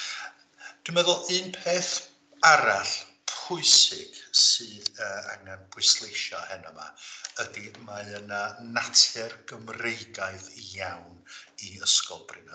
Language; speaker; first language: Welsh; native; Welsh